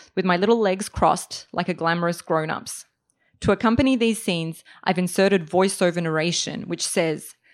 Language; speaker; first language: English; native; English